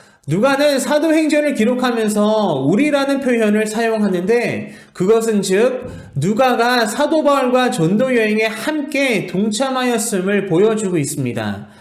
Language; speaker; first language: Korean; native; Korean